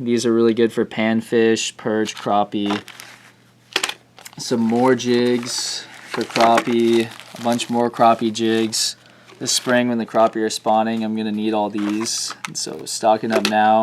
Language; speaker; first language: English; native; English